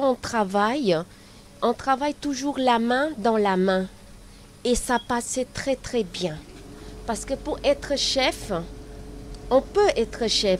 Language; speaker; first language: French; non-native, learner; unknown